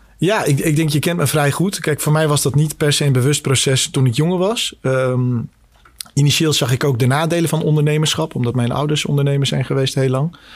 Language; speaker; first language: Dutch; early bilingual, other home language; Albanian